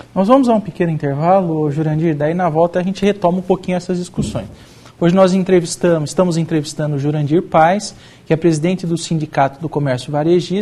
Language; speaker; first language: Portuguese; native; Portuguese